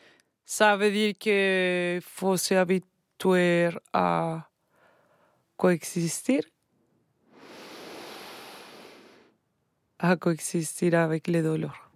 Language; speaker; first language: French; non-native, learner; Spanish